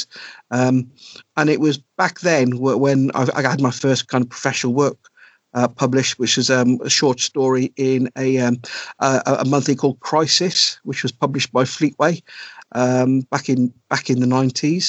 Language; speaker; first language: English; native; English